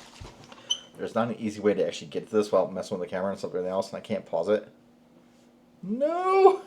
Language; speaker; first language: English; native; English